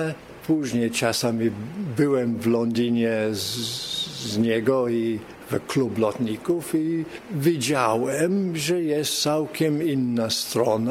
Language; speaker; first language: Polish; early bilingual, heritage; English